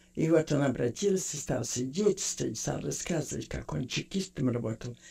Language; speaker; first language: Russian; native; Russian